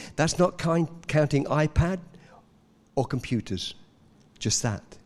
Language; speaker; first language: English; native; English